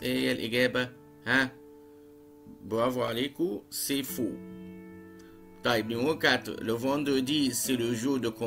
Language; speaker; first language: French; non-native, fluent; Arabic